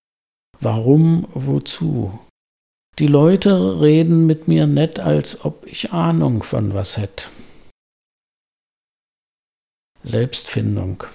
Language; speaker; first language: German; native; German